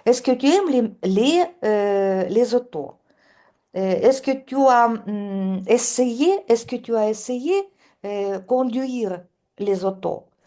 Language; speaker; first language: French; non-native, learner; Russian